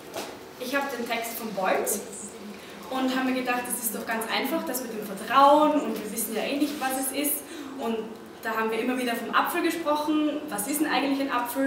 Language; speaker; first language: German; native; German